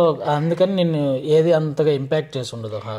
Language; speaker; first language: Telugu; native; Telugu